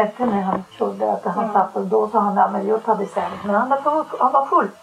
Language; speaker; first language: Swedish; non-native, learner; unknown